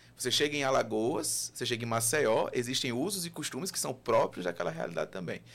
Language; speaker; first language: Portuguese; native; Portuguese